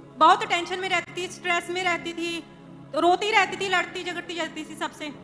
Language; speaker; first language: Hindi; non-native, local second language; Punjabi